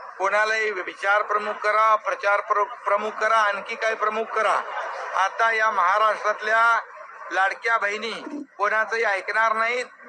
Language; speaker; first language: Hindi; non-native, local second language; Marathi